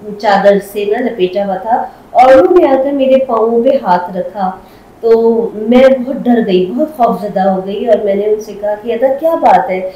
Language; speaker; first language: Urdu; non-native, local second language; Sindhi